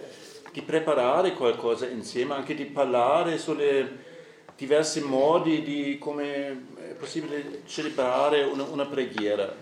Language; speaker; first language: Italian; non-native, fluent; German